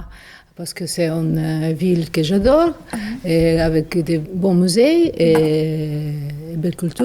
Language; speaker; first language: French; non-native, fluent; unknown